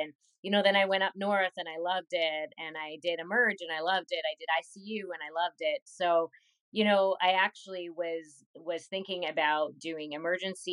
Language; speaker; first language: English; native; English